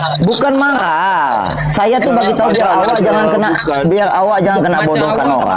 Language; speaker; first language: Malay; native; Malay